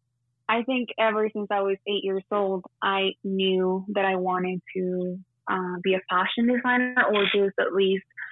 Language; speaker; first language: English; non-native, fluent; Spanish